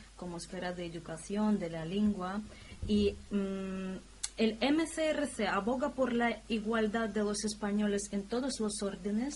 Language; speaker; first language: Spanish; non-native, fluent; Russian